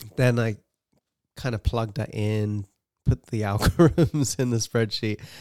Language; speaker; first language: English; native; English